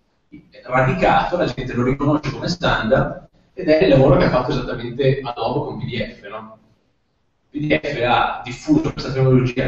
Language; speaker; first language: Italian; native; Italian